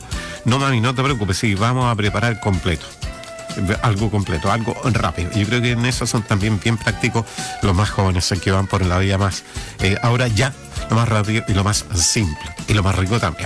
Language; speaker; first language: Spanish; native; Spanish